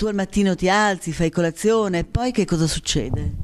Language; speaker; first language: Italian; native; Italian